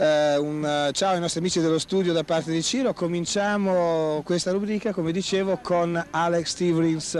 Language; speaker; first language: Italian; native; Italian